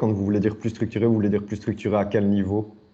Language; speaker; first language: French; native; French